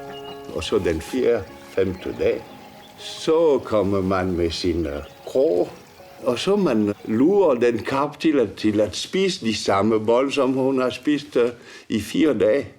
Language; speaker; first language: Danish; non-native, fluent; French